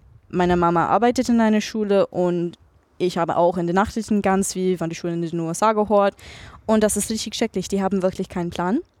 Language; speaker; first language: German; non-native, fluent; English